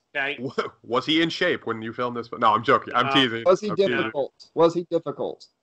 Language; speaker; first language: English; native; English